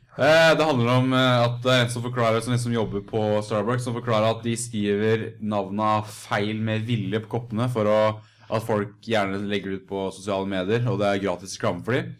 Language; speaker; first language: Norwegian; native; Norwegian